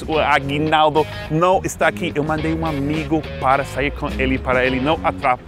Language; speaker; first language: Portuguese; non-native, fluent; English